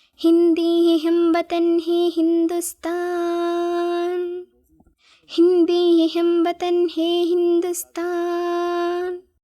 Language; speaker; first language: Hindi; non-native, local second language; Telugu